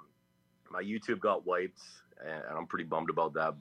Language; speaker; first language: English; native; English